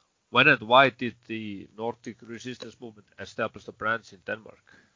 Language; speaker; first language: English; non-native, fluent; Icelandic